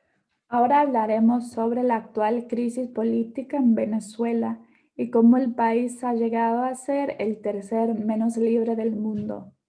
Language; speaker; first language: Spanish; non-native, learner; English